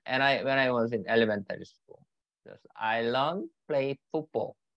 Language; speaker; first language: English; non-native, learner; Korean